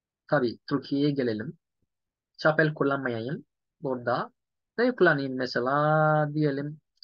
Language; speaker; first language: Turkish; non-native, fluent; Yoruba